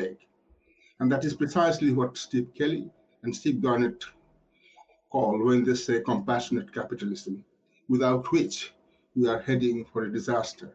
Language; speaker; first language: English; non-native, local second language; Bangla